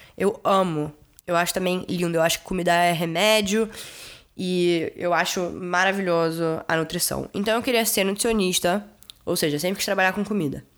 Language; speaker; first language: Portuguese; early bilingual, heritage; Portuguese